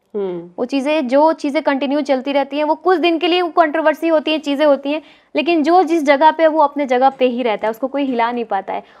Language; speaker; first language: Hindi; native; Hindi